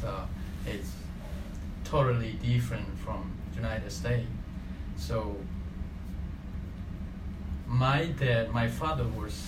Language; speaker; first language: English; non-native, learner; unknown